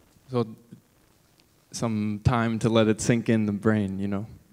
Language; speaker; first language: English; native; English